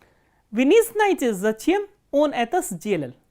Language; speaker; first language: Russian; non-native, fluent; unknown